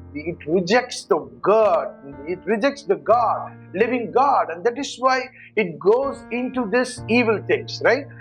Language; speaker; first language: English; non-native, local second language; Tamil